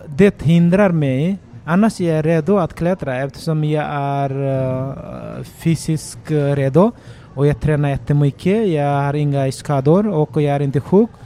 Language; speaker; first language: Swedish; non-native, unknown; Nepali